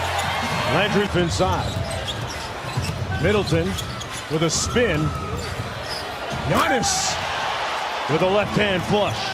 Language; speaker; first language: English; native; English